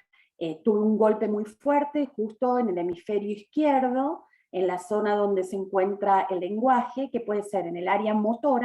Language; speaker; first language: Spanish; native; Spanish